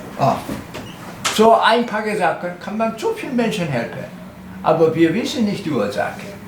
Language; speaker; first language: German; non-native, learner; Korean